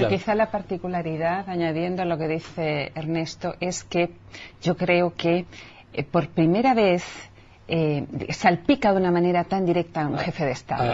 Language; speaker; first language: Spanish; native; Spanish